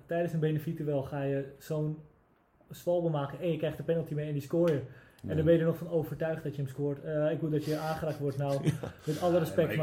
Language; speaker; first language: Dutch; native; Dutch